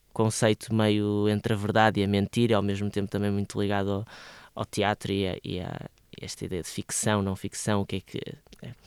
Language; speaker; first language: Portuguese; native; Portuguese